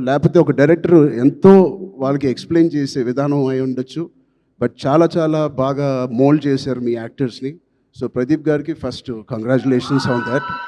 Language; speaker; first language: Telugu; native; Telugu